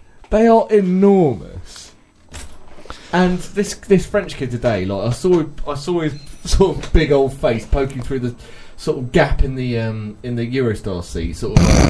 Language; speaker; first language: English; native; English